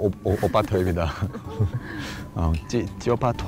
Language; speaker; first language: Vietnamese; non-native, learner; Korean